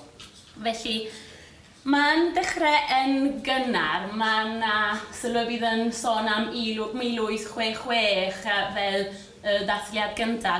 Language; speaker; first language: Welsh; non-native, fluent; Spanish